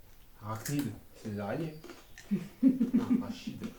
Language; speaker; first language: French; native; French